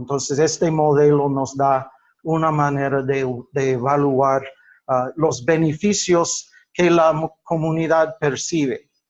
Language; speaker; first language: Spanish; non-native, fluent; English